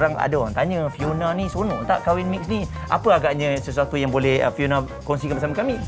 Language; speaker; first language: Malay; native; Malay